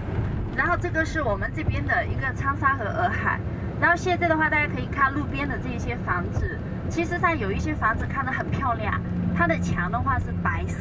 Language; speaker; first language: Chinese; native; Chinese